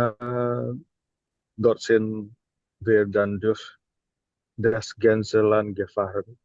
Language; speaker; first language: German; non-native, learner; Indonesian